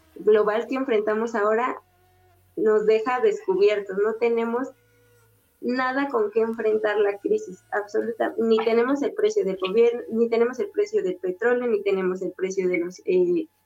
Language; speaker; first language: Spanish; native; Spanish